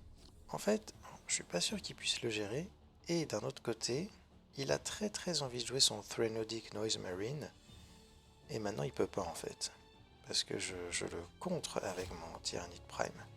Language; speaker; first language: French; native; French